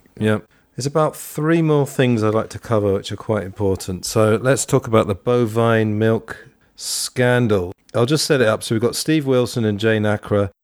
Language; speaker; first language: English; native; English